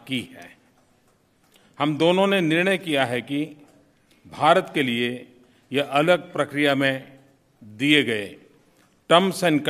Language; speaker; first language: Hindi; non-native, local second language; Gujarati